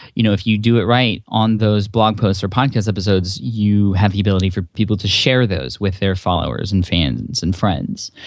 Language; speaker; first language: English; early bilingual, other home language; Filipino